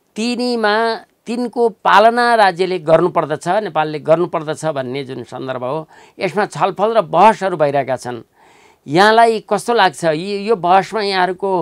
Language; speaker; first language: Nepali; native; Nepali